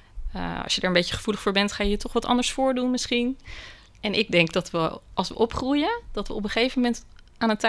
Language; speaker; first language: Dutch; native; Dutch